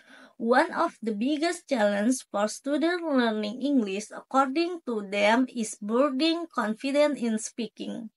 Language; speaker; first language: English; non-native, learner; Indonesian